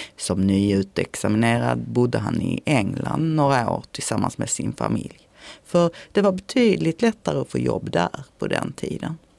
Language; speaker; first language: Swedish; native; Swedish